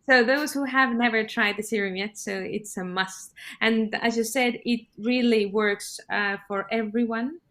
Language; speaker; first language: English; non-native, fluent; Estonian